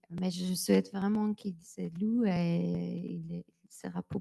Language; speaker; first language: French; non-native, learner; Persian